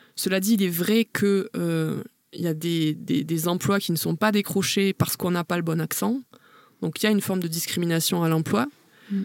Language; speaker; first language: French; native; French